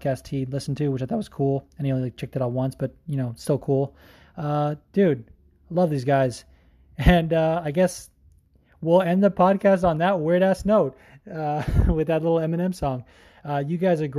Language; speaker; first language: English; native; English